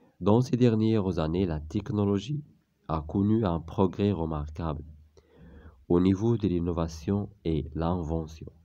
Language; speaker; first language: French; non-native, local second language; Arabic